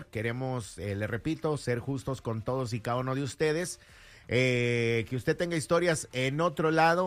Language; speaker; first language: Spanish; native; Spanish